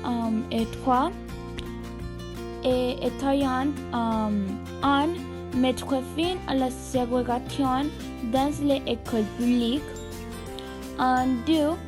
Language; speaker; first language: French; non-native, learner; English